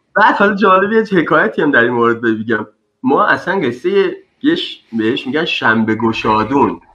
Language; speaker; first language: Persian; native; Persian